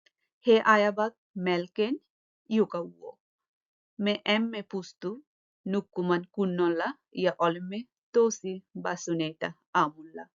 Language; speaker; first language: Finnish; non-native, learner; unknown